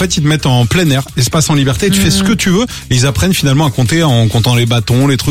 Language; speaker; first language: French; native; French